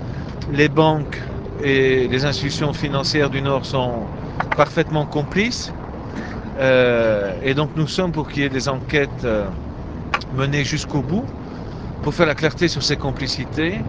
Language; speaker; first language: French; native; French